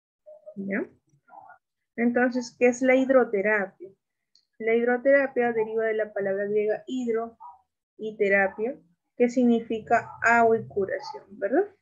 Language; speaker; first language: Spanish; native; Spanish